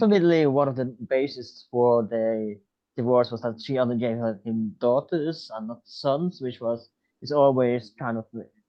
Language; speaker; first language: English; non-native, fluent; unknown